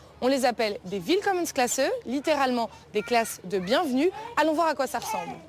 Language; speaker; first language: French; native; French